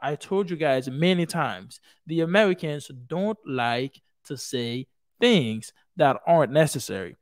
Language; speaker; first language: English; non-native, fluent; Haitian Creole